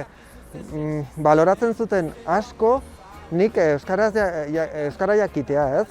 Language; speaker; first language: Basque; non-native, local second language; Catalan